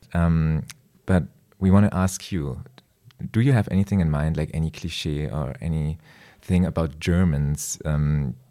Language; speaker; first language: English; non-native, fluent; German